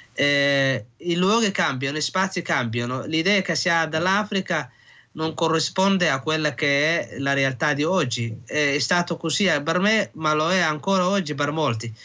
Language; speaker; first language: Italian; non-native, fluent; Somali